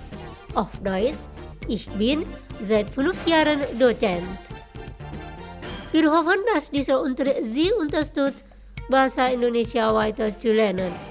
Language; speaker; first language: German; non-native, fluent; Indonesian